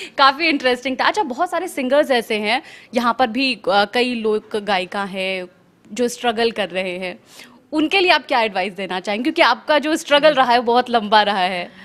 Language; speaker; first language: Hindi; native; Hindi